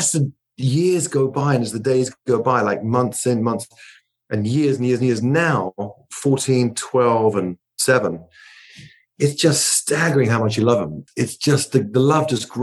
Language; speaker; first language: English; native; English